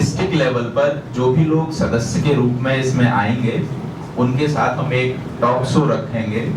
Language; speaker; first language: Hindi; native; Hindi